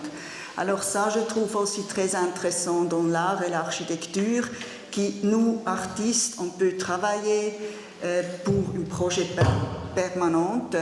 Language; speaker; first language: French; non-native, learner; German